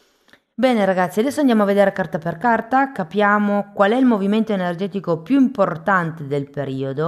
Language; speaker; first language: Italian; native; Italian